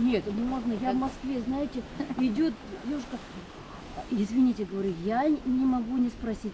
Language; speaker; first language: Russian; non-native, local second language; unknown